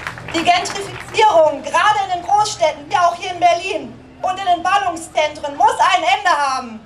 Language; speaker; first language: German; native; German